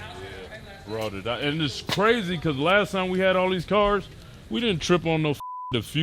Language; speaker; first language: English; native; English